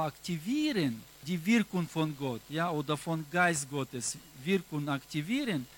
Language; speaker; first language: German; non-native, learner; Russian